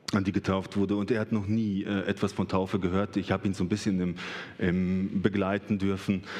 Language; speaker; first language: German; early bilingual, other home language; Russian